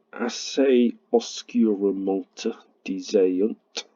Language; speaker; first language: French; non-native, learner; English